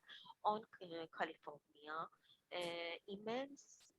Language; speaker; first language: French; non-native, learner; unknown